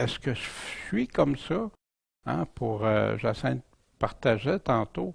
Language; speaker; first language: French; native; French